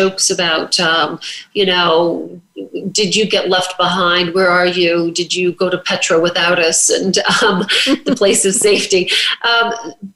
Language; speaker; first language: English; native; English